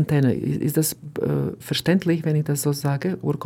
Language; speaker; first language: German; non-native, fluent; Croatian